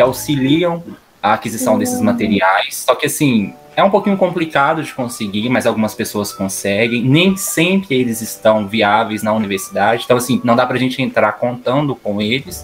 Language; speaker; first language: Portuguese; native; Portuguese